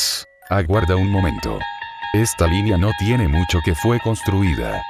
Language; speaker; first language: Spanish; native; Spanish